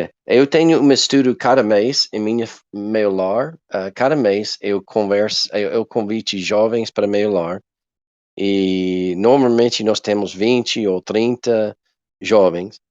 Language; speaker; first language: Portuguese; non-native, learner; English